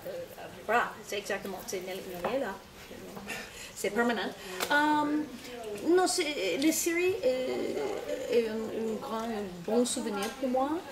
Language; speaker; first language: French; non-native, learner; English